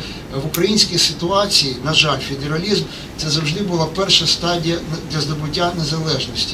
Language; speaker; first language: Ukrainian; native; Ukrainian